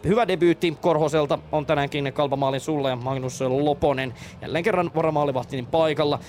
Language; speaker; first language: Finnish; native; Finnish